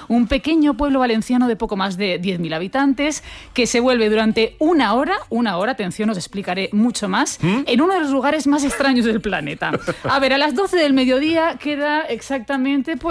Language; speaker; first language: Spanish; native; Spanish